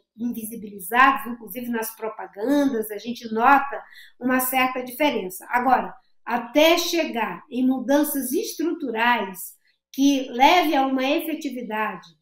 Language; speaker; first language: Portuguese; native; Portuguese